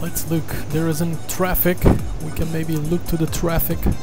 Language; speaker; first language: English; non-native, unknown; Turkish